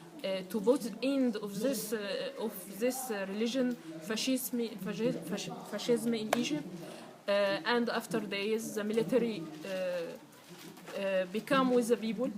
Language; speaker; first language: English; non-native, learner; Arabic